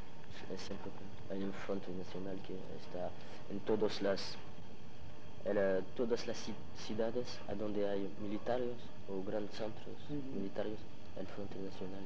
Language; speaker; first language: Spanish; non-native, learner; French